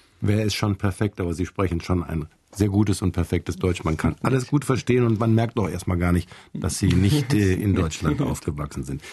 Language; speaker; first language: German; native; German